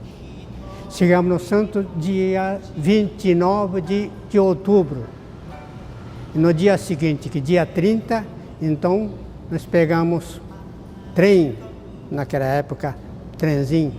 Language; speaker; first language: Portuguese; early bilingual, other home language; Japanese